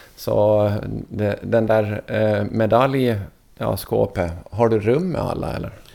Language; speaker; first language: Swedish; native; Swedish